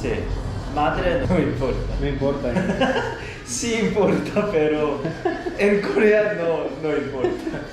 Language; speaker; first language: Spanish; non-native, learner; Korean